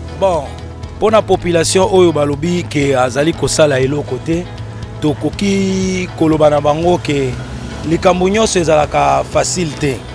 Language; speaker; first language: Lingala; native; Lingala